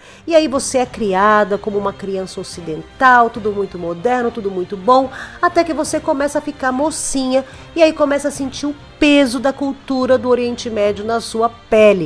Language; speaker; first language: Portuguese; native; Portuguese